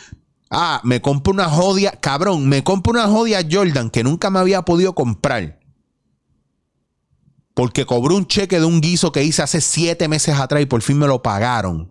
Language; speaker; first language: Spanish; native; Spanish